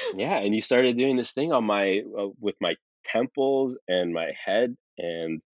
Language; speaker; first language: English; early bilingual, other home language; Arabic